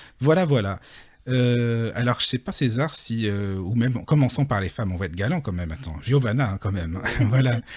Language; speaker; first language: French; native; French